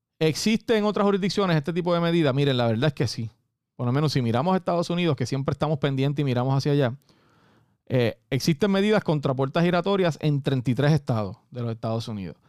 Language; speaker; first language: Spanish; native; Spanish